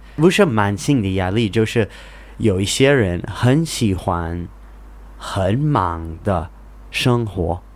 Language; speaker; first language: Chinese; non-native, fluent; English